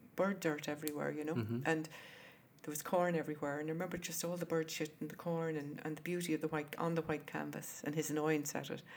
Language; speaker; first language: English; native; English